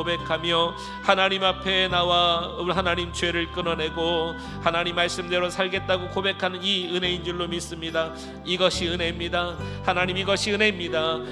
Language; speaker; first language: Korean; native; Korean